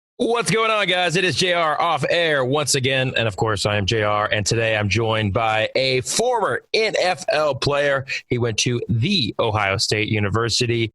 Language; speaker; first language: English; native; English